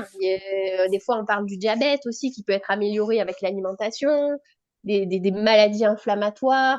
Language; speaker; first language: French; native; French